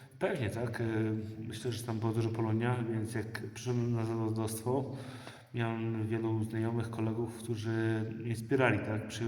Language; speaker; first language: Polish; early bilingual, heritage; Polish